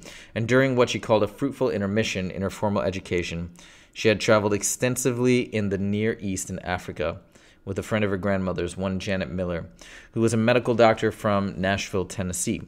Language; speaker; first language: English; native; English